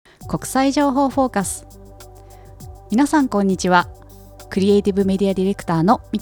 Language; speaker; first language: Japanese; native; Japanese